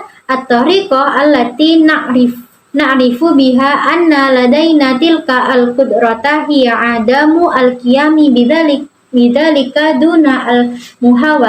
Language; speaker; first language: Arabic; non-native, learner; Indonesian